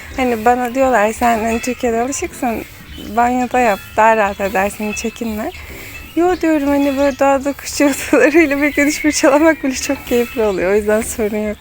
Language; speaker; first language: Turkish; native; Turkish